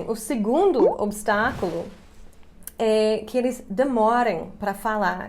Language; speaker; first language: Portuguese; non-native, fluent; English